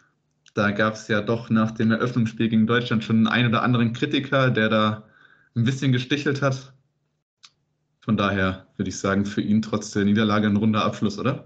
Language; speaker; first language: German; native; German